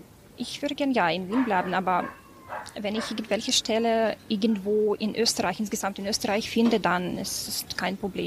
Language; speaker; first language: German; non-native, fluent; Ukrainian